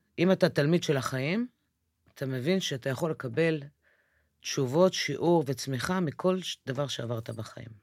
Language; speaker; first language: Hebrew; early bilingual, other home language; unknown